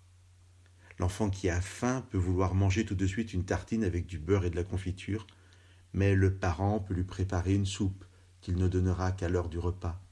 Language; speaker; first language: French; native; French